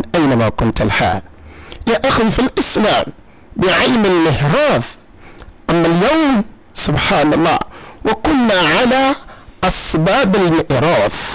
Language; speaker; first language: Arabic; non-native, learner; Yoruba